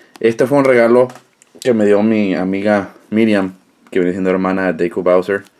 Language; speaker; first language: Spanish; early bilingual, heritage; Spanish